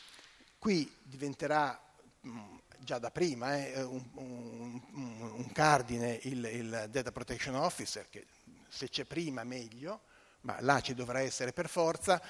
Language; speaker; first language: Italian; native; Italian